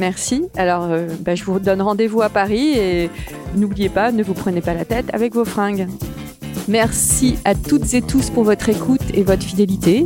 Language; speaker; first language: French; native; French